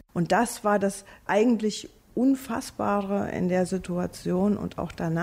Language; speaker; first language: German; native; German